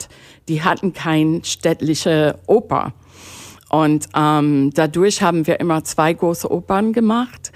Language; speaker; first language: German; non-native, fluent; English